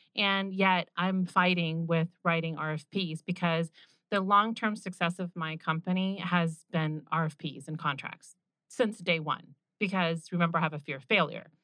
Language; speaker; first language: English; native; English